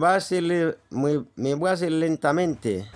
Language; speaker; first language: Spanish; non-native, learner; Haitian Creole